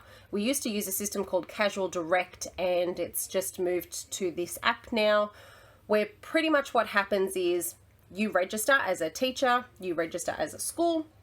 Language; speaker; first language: English; native; English